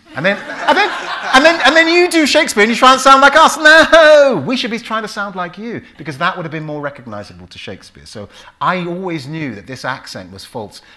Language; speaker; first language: English; native; English